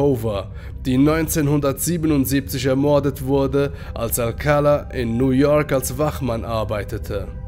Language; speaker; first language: German; native; German